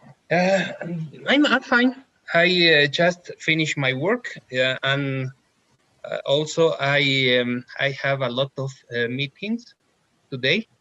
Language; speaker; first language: English; non-native, learner; Spanish